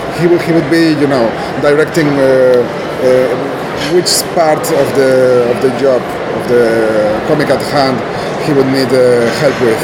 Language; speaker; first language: English; non-native, fluent; Spanish